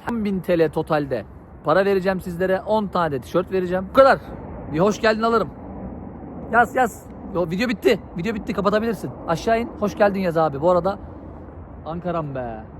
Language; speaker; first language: Turkish; native; Turkish